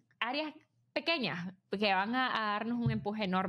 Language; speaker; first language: Spanish; native; Spanish